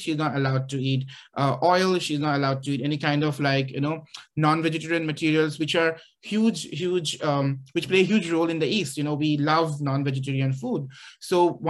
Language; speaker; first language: English; non-native, local second language; Assamese